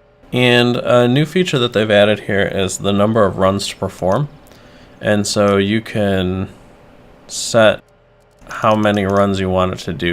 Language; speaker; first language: English; native; English